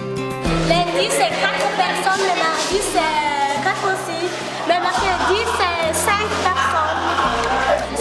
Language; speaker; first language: French; non-native, learner; Malagasy